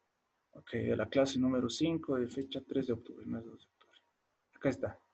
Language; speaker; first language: Spanish; native; Spanish